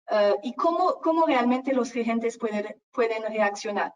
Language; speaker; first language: Spanish; non-native, fluent; French